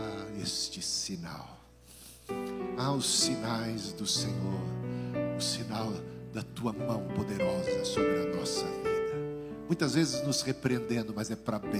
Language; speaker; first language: Portuguese; native; Portuguese